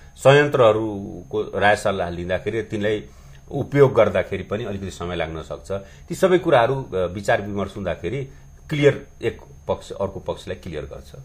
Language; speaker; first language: Nepali; non-native, local second language; Bhojpuri